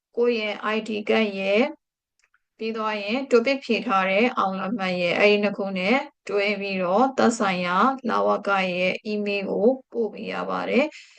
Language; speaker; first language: Burmese; native; Burmese